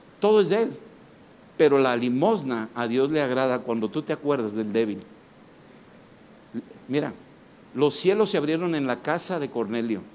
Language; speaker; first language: Spanish; native; Spanish